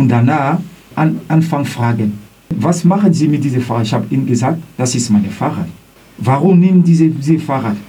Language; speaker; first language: German; non-native, learner; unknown